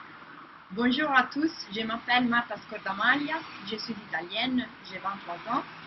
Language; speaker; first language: French; non-native, learner; Italian